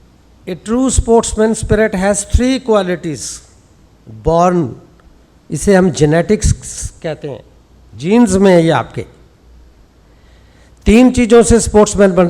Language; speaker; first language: Hindi; native; Hindi